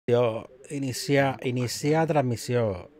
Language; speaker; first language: Spanish; native; Spanish